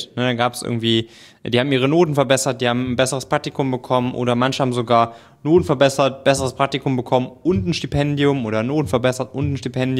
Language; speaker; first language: German; native; German